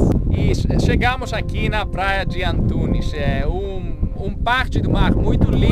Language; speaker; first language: Portuguese; non-native, learner; Greek